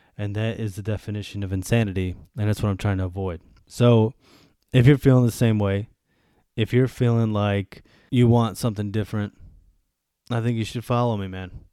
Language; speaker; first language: English; early bilingual, other home language; Bosnian